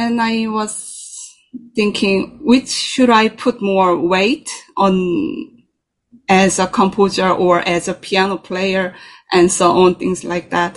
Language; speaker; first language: English; non-native, learner; Korean